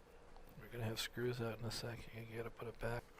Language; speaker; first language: English; native; English